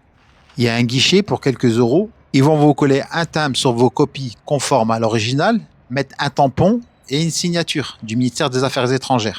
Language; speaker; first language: French; native; French